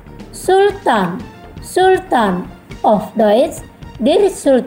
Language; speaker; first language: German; non-native, fluent; Indonesian